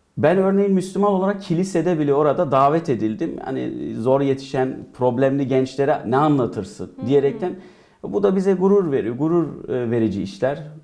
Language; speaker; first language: Turkish; early bilingual, heritage; Turkish